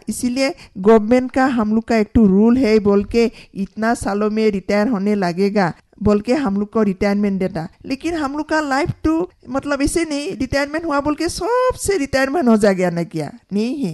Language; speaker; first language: Hindi; non-native, local second language; Assamese